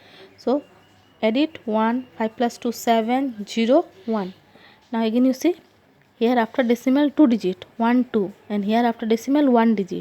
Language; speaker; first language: English; non-native, local second language; Assamese